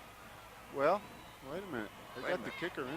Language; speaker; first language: English; native; English